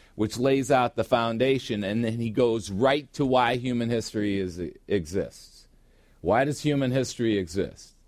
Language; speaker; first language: English; native; English